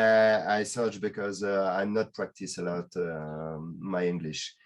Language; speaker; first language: English; non-native, learner; French